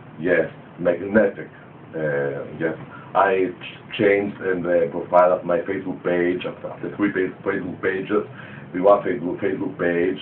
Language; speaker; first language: English; non-native, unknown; Greek